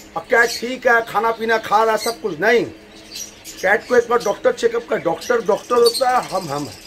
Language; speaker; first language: Hindi; non-native, local second language; Bangla